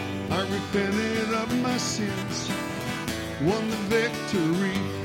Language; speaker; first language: English; native; English